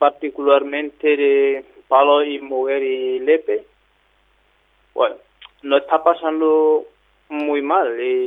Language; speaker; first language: Spanish; non-native, learner; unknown